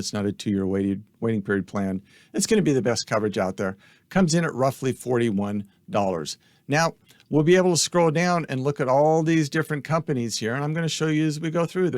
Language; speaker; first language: English; native; English